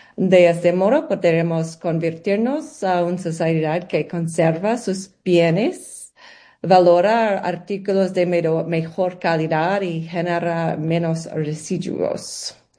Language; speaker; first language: Spanish; non-native, learner; English